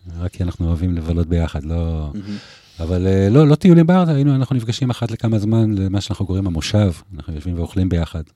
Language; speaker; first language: Hebrew; early bilingual, heritage; Hebrew